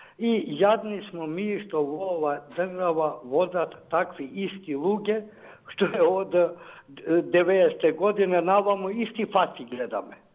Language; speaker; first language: Macedonian; non-native, local second language; Albanian